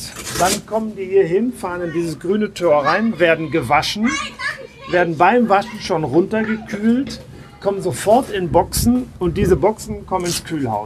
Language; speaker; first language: German; native; German